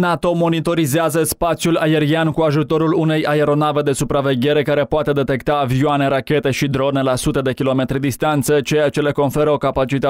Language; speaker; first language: Romanian; native; Romanian